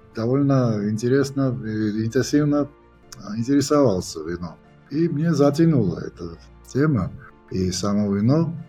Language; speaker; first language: Russian; non-native, local second language; Georgian